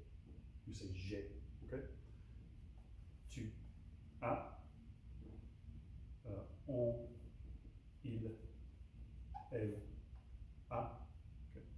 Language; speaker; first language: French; non-native, learner; English